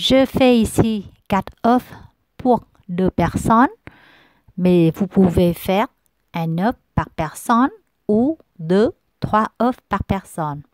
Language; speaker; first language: French; non-native, learner; Vietnamese